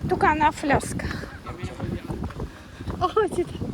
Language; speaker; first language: Swedish; non-native, learner; Russian